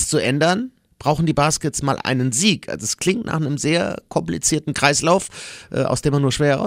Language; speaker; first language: German; native; German